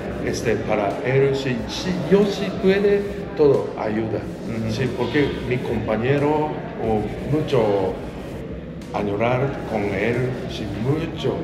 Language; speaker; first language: Spanish; non-native, learner; Japanese